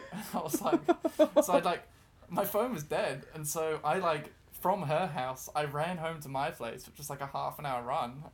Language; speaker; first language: English; native; English